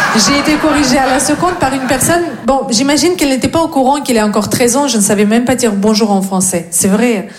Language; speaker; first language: French; non-native, fluent; Russian